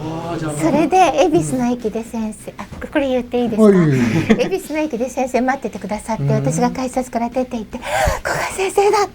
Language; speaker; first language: Japanese; native; Japanese